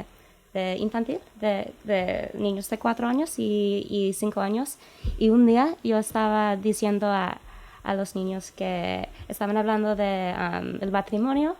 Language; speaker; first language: Spanish; non-native, learner; English